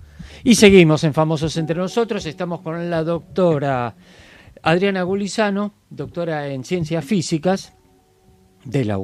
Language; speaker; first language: Spanish; native; Spanish